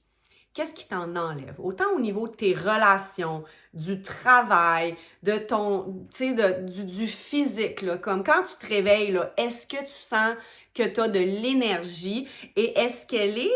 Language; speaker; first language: French; native; French